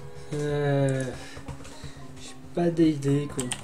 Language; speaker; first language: French; native; French